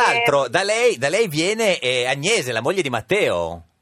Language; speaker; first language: Italian; native; Italian